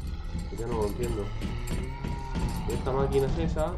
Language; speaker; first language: Spanish; native; Spanish